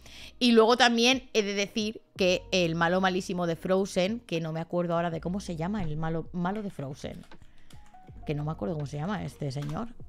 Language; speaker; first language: Spanish; native; Spanish